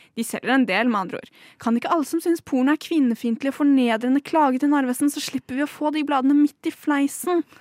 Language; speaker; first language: Norwegian; native; Norwegian